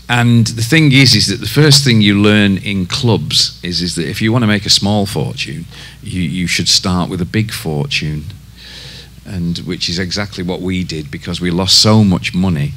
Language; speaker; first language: English; native; English